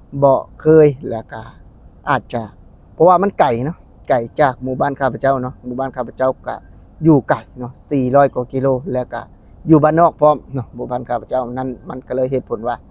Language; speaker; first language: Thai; non-native, local second language; Lao